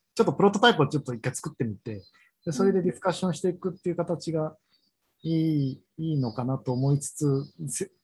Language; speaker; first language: Japanese; native; Japanese